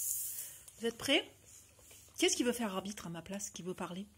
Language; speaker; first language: French; native; French